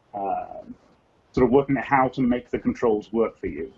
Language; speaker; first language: English; native; English